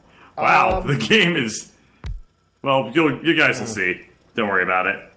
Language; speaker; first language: English; native; English